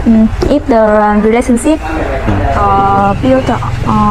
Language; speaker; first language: English; non-native, learner; Vietnamese